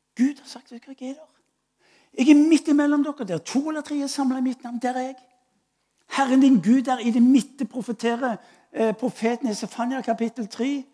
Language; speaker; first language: Norwegian; native; Norwegian